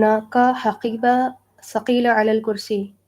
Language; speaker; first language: Arabic; non-native, learner; Hindi